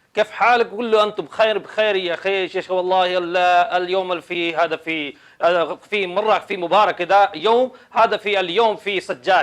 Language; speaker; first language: Arabic; non-native, learner; Punjabi